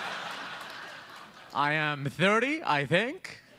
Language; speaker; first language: English; early bilingual, other home language; Arabic